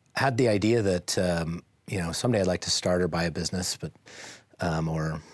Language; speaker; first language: English; native; English